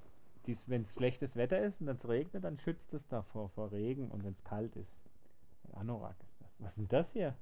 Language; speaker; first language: German; native; German